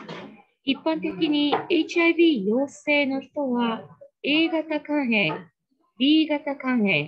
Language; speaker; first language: Japanese; native; Japanese